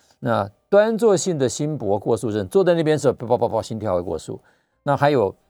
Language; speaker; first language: Chinese; native; Chinese